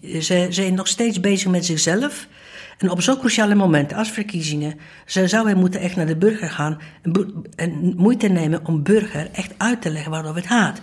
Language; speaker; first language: Dutch; non-native, fluent; Polish